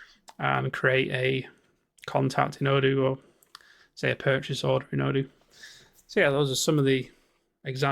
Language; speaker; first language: English; native; English